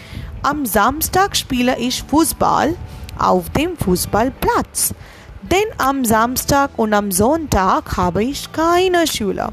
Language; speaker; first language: German; non-native, fluent; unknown